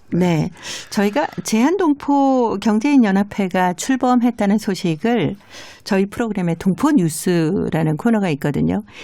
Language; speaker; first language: Korean; native; Korean